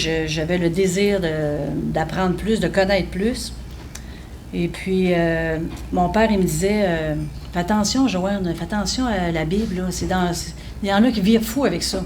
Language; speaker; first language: French; native; French